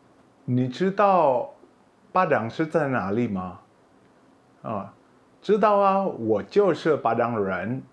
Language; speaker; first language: Chinese; non-native, local second language; Indonesian